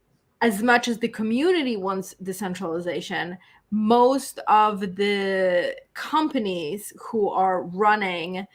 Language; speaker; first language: English; native; English